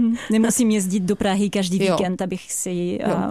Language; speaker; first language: Czech; non-native, fluent; French